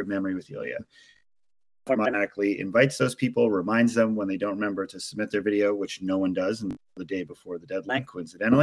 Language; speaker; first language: English; native; English